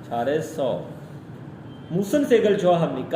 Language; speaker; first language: Korean; non-native, learner; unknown